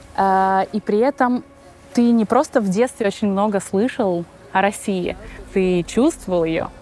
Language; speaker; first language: Russian; native; Russian